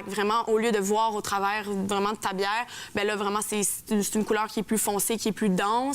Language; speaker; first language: French; native; French